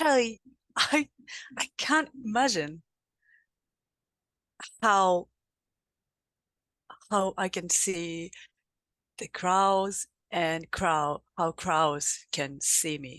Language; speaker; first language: English; non-native, learner; Japanese